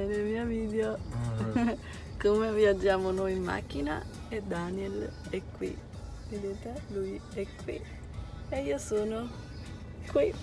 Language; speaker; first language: Italian; native; Italian